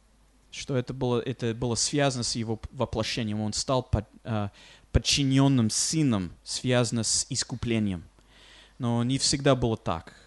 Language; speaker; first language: Russian; non-native, fluent; English